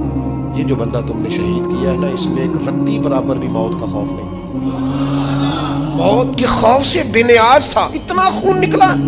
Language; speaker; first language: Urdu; non-native, local second language; Punjabi